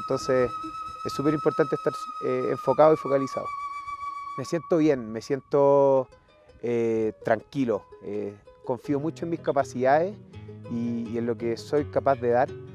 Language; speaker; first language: Spanish; native; Spanish